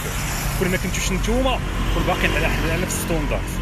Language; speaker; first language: Arabic; native; Arabic